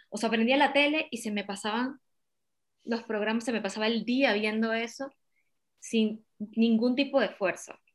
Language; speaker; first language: Spanish; native; Spanish